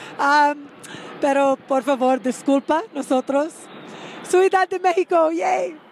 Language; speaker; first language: Spanish; non-native, learner; English